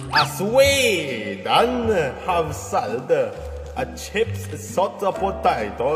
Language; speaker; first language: English; non-native, fluent; Indonesian